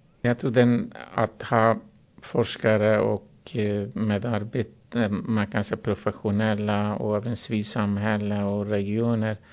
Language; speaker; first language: Swedish; non-native, fluent; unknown